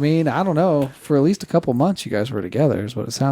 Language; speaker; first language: English; native; English